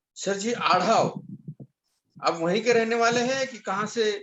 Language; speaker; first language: Hindi; non-native, local second language; Marathi